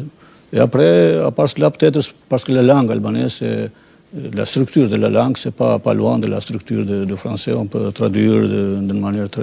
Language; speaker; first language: French; non-native, fluent; Albanian